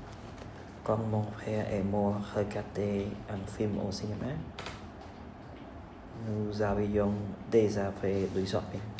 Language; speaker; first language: French; non-native, learner; Vietnamese